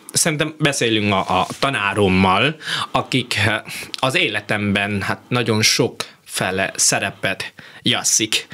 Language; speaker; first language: Hungarian; non-native, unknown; Vietnamese